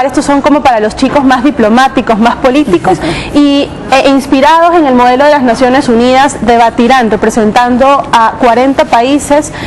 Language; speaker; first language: Spanish; native; Spanish